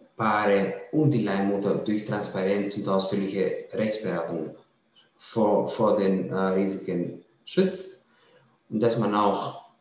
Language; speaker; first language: German; non-native, fluent; Greek